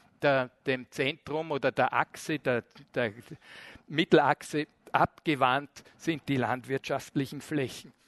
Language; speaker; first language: German; native; German